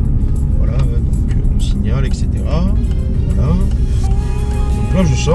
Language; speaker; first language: French; native; French